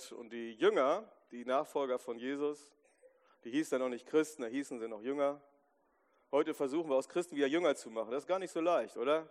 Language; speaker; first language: German; native; German